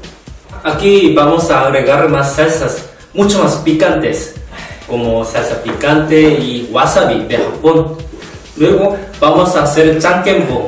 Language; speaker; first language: Spanish; non-native, learner; Korean